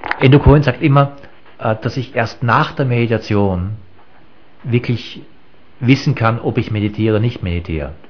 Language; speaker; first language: German; native; German